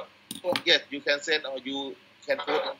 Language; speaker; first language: English; non-native, learner; Thai